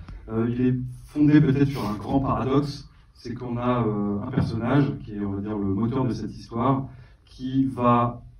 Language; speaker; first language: French; native; French